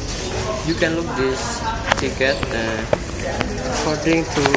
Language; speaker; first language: English; non-native, learner; Indonesian